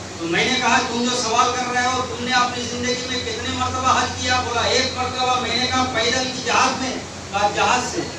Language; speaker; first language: Urdu; non-native, local second language; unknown